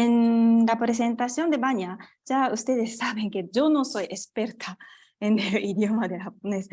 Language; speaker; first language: Spanish; non-native, fluent; Japanese